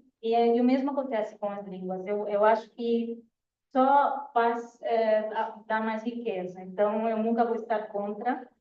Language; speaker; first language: Portuguese; non-native, fluent; Spanish